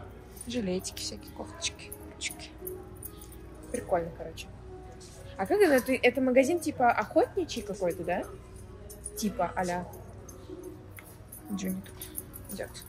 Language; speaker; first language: Russian; native; Russian